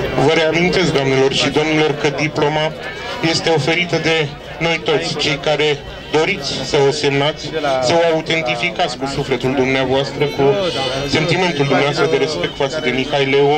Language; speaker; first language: Romanian; native; Romanian